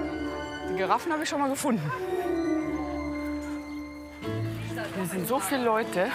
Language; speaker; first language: German; native; German